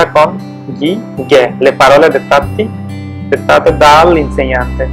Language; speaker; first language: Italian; non-native, fluent; Bangla